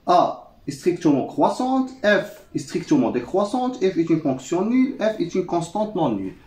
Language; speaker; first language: French; non-native, local second language; Arabic